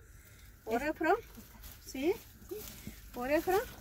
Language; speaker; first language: Spanish; non-native, local second language; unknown